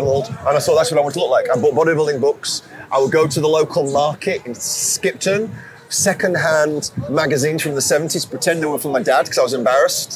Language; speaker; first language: English; native; English